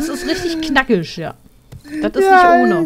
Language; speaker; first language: German; native; German